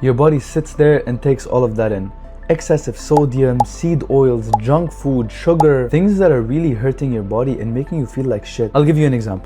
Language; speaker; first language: English; non-native, fluent; Arabic